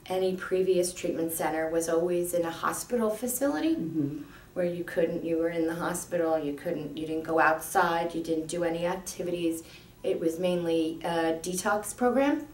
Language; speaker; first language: English; native; English